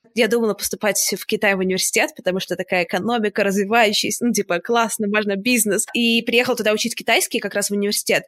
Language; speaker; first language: Russian; native; Russian